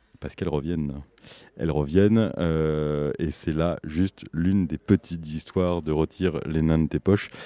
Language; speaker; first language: French; native; French